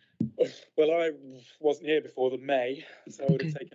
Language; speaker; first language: English; native; English